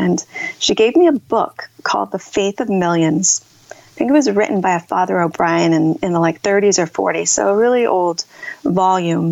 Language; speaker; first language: English; native; English